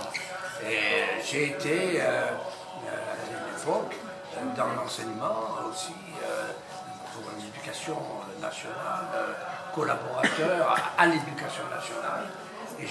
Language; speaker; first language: French; native; French